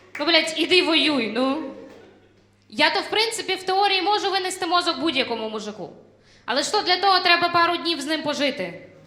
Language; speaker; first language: Ukrainian; non-native, local second language; Russian